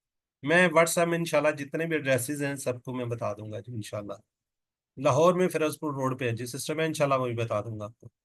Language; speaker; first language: Urdu; native; Urdu